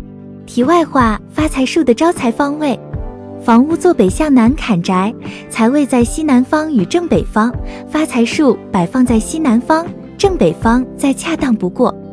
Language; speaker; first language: Chinese; native; Chinese